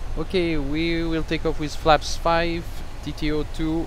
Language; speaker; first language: English; non-native, fluent; French